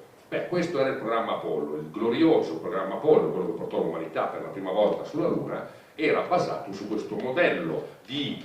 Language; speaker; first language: Italian; native; Italian